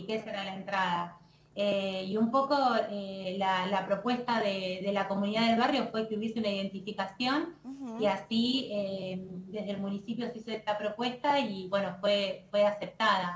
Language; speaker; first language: Spanish; native; Spanish